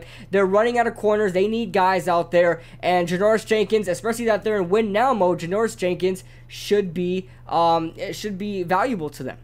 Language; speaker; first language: English; native; English